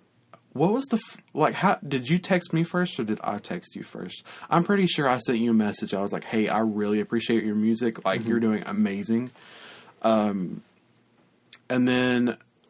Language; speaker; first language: English; native; English